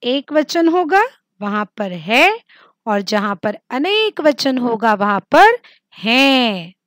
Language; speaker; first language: Hindi; non-native, local second language; Marathi